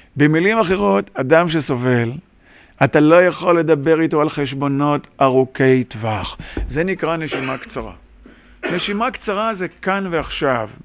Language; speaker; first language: Hebrew; native; Hebrew